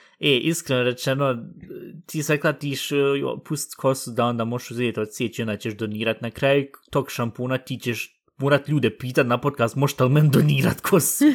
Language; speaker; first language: Bosnian; early bilingual, heritage; Bosnian